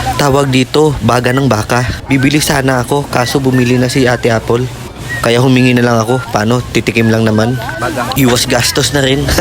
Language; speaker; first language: Filipino; non-native, local second language; Cebuano